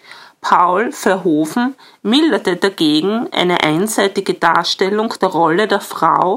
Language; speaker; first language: German; native; German